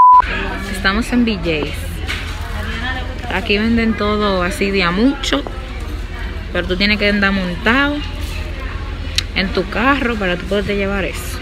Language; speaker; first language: Spanish; native; Spanish